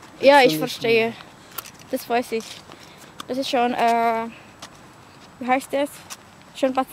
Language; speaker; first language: German; non-native, learner; Indonesian